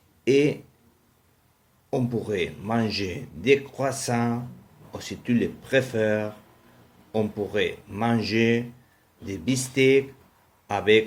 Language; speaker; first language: French; non-native, learner; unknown